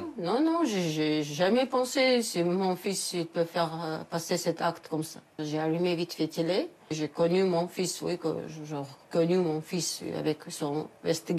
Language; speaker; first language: French; non-native, learner; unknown